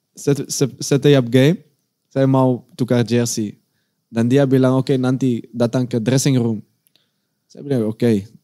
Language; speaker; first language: Indonesian; non-native, learner; Dutch